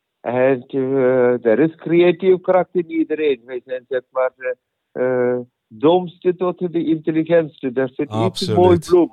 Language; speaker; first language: Dutch; non-native, learner; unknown